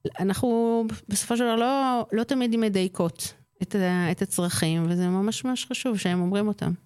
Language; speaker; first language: Hebrew; native; Hebrew